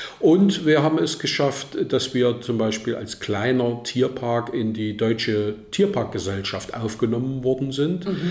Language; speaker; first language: German; native; German